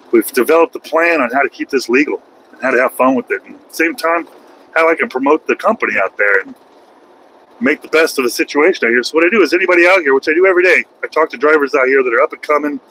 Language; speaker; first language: English; native; English